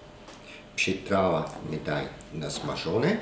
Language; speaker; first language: Polish; non-native, learner; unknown